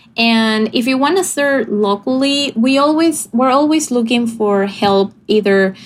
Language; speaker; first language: English; non-native, fluent; Spanish